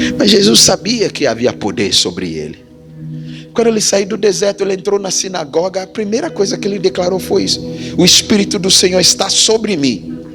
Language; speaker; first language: Portuguese; non-native, fluent; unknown